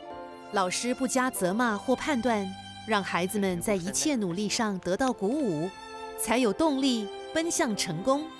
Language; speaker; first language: Chinese; native; Chinese